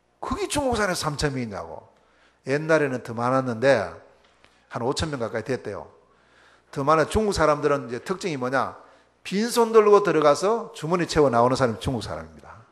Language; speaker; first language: Korean; native; Korean